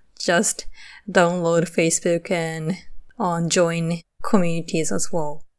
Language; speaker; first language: English; non-native, fluent; Japanese